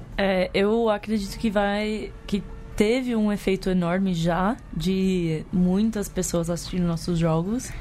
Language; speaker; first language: Portuguese; non-native, fluent; English